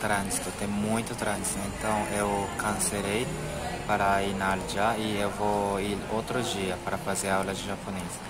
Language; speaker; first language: Portuguese; non-native, learner; Japanese